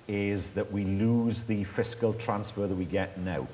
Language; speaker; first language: English; native; English